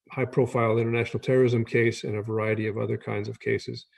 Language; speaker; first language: English; native; English